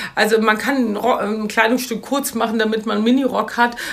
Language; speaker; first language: German; native; German